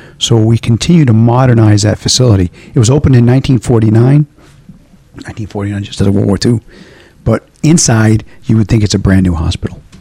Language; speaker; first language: English; native; English